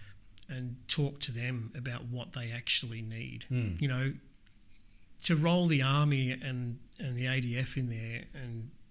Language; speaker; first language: English; native; English